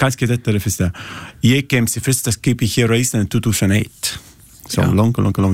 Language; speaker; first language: Icelandic; non-native, learner; Italian